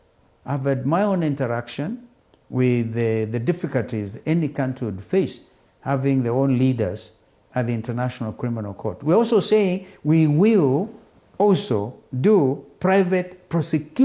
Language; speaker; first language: English; non-native, local second language; Kamba